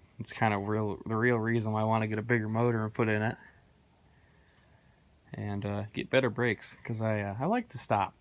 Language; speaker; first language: English; native; English